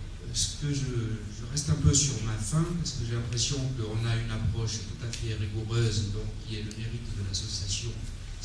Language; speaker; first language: French; native; French